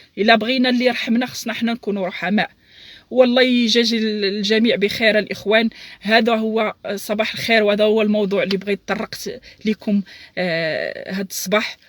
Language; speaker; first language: Arabic; native; Arabic